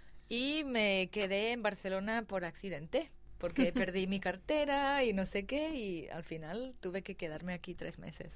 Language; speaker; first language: Spanish; non-native, fluent; English